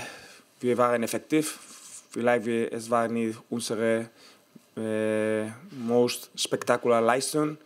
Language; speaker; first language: German; non-native, learner; Spanish